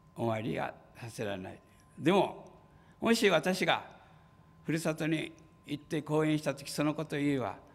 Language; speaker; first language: Japanese; native; Japanese